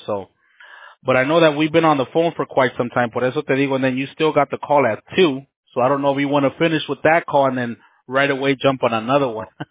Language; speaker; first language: English; early bilingual, other home language; Spanish